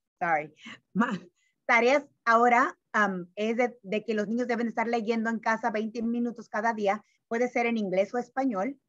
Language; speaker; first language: Spanish; early bilingual, heritage; Spanish